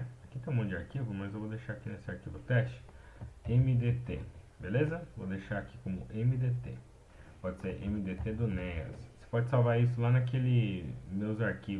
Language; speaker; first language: Portuguese; native; Portuguese